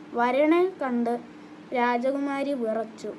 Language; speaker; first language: Malayalam; non-native, learner; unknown